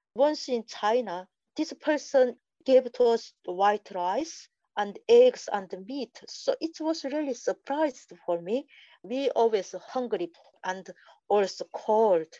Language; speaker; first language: English; non-native, learner; Korean